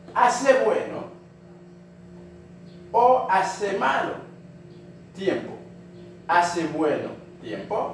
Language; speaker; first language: Spanish; non-native, learner; Haitian Creole